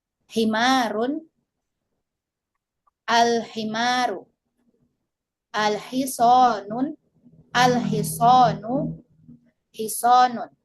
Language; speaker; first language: Arabic; non-native, learner; Indonesian